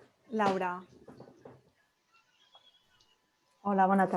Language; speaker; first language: Catalan; native; Catalan